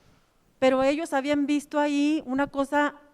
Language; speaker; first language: Spanish; native; Spanish